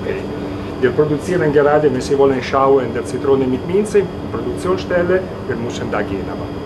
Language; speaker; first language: German; non-native, learner; Italian